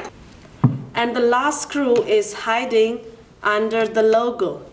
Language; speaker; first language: English; non-native, learner; Chinese